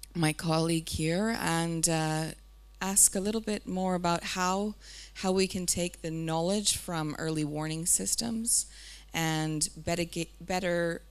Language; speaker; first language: English; native; English